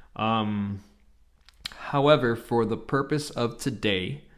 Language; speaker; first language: English; native; English